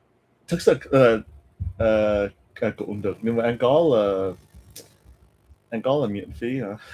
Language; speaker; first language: Vietnamese; non-native, learner; English